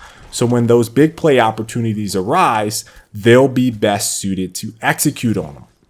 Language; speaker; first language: English; native; English